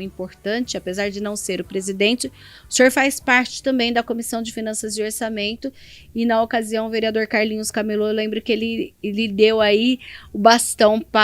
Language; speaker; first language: Portuguese; native; Portuguese